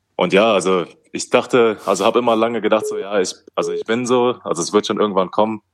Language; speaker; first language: German; native; German